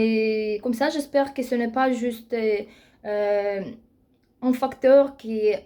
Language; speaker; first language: French; non-native, fluent; Russian